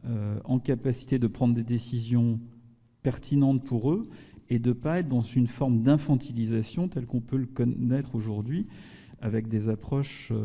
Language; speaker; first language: French; native; French